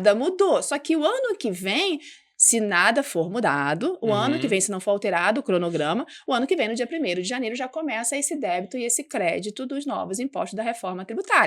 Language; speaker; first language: Portuguese; native; Portuguese